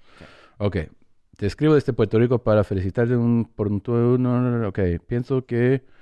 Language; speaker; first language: Spanish; early bilingual, heritage; English